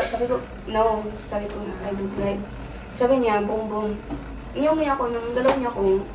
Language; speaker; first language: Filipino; non-native, local second language; Pangasinan